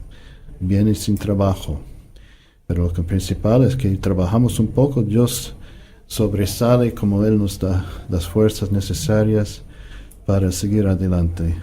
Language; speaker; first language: Spanish; non-native, fluent; English